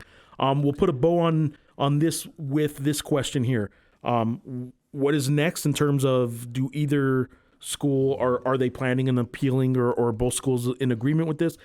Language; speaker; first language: English; native; English